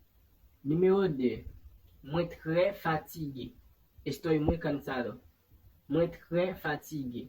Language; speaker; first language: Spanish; non-native, fluent; Haitian Creole